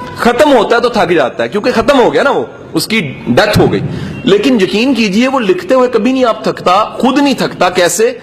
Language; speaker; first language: Urdu; non-native, local second language; Punjabi